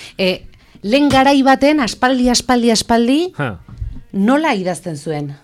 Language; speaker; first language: Basque; native; Basque